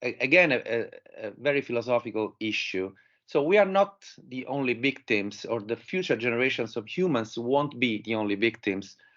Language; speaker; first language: English; non-native, fluent; Italian